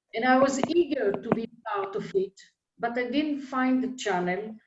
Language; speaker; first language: English; non-native, fluent; Hebrew